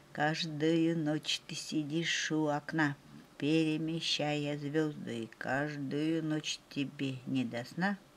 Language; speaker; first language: Russian; native; Russian